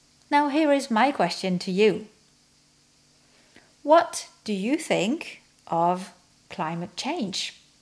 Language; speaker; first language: English; non-native, fluent; French